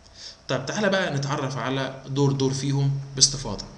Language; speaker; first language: Arabic; native; Arabic